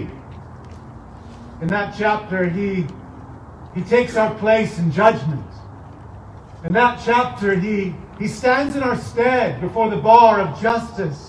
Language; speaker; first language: English; native; English